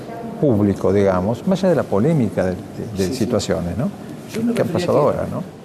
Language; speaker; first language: Spanish; native; Spanish